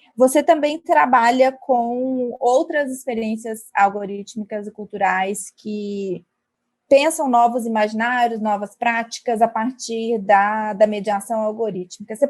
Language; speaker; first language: Portuguese; native; Portuguese